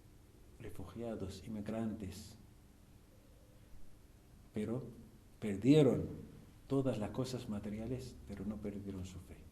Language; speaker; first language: Spanish; non-native, fluent; Arabic